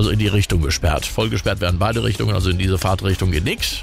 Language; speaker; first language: German; native; German